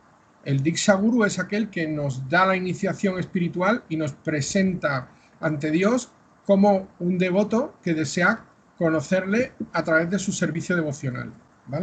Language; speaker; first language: Spanish; native; Spanish